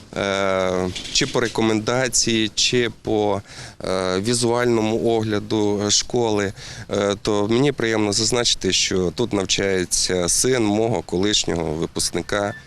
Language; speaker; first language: Ukrainian; native; Ukrainian